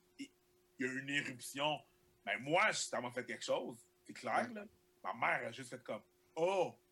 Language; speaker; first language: French; early bilingual, other home language; Haitian Creole